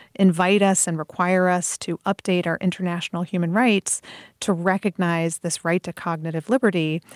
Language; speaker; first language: English; early bilingual, other home language; Persian